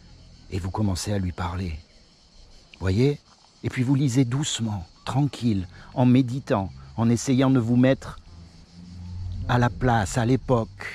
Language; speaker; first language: French; native; French